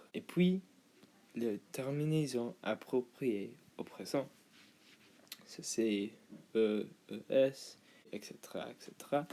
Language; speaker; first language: French; non-native, learner; English